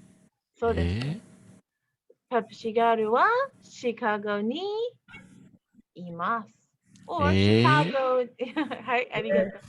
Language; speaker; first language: Japanese; non-native, fluent; English